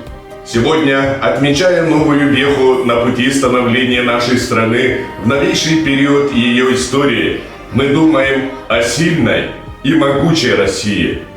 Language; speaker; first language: Russian; native; Russian